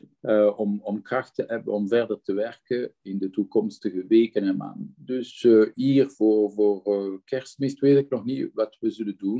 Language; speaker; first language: Dutch; non-native, local second language; French